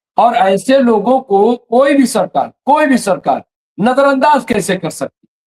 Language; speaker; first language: Urdu; native; Urdu